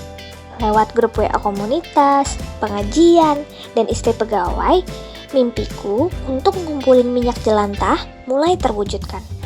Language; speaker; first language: Indonesian; native; Indonesian